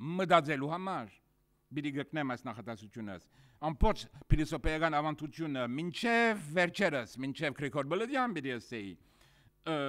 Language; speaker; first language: Armenian; early bilingual, heritage; Armenian